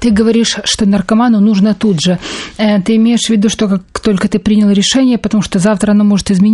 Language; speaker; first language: Russian; native; Russian